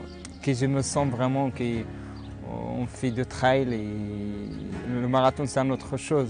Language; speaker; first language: French; non-native, learner; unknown